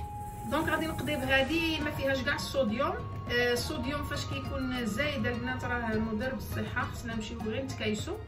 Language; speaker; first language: Arabic; native; Arabic